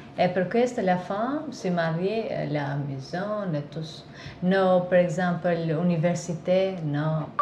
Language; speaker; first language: French; non-native, learner; Albanian